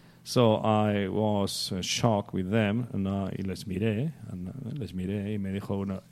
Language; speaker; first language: English; non-native, fluent; Spanish